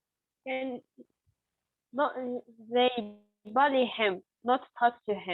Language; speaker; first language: English; non-native, learner; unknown